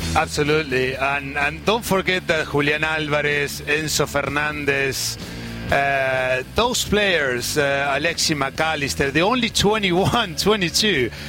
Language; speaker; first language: English; non-native, fluent; Spanish